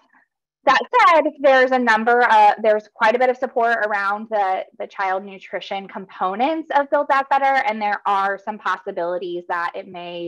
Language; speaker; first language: English; native; English